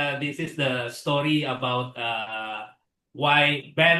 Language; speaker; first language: English; non-native, learner; Indonesian